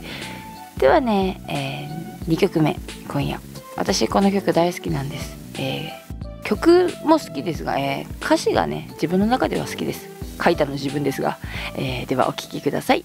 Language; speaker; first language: Japanese; native; Japanese